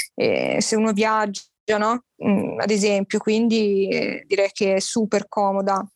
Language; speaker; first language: Italian; native; Italian